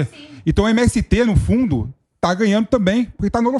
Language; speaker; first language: Portuguese; native; Portuguese